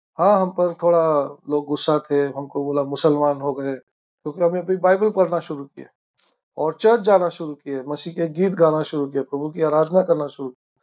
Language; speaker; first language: Hindi; non-native, local second language; Marathi